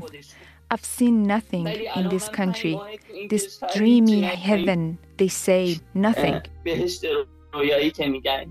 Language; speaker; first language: English; non-native, fluent; Persian